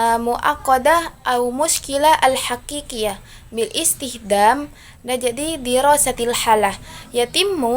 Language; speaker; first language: Arabic; non-native, learner; Indonesian